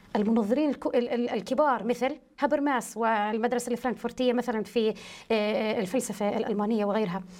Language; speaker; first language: Arabic; early bilingual, heritage; Arabic